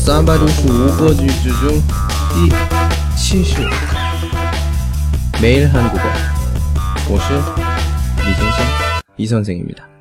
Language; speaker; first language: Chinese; non-native, fluent; Korean